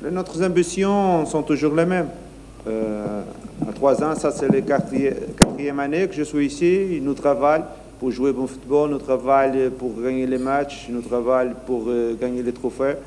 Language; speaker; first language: French; non-native, learner; Portuguese